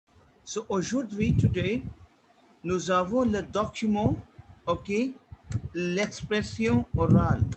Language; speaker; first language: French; non-native, fluent; Hindi